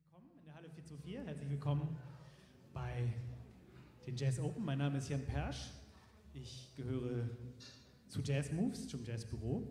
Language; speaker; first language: German; native; German